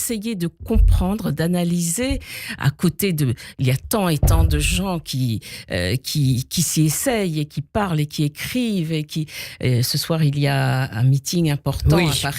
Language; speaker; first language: French; native; French